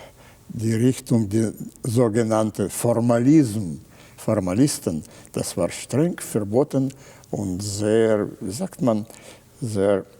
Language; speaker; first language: German; non-native, fluent; Russian